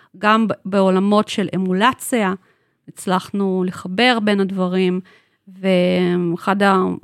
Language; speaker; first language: Hebrew; non-native, fluent; Russian